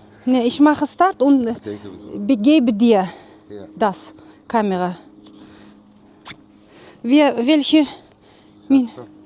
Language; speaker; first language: German; non-native, learner; Uzbek